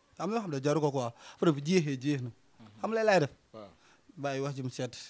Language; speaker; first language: Wolof; native; Wolof